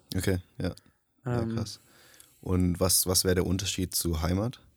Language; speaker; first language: German; early bilingual, other home language; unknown